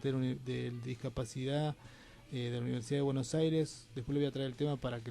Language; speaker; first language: Spanish; native; Spanish